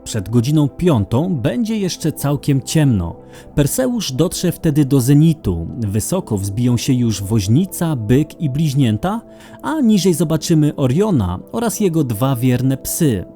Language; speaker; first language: Polish; native; Polish